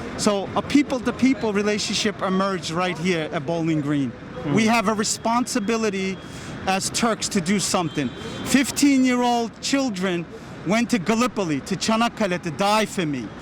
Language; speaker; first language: English; early bilingual, other home language; Turkish